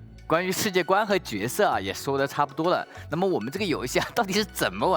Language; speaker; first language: Chinese; native; Chinese